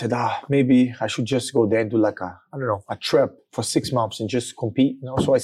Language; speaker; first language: English; non-native, fluent; Portuguese